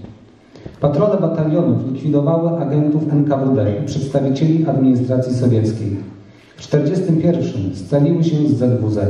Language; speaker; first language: Polish; native; Polish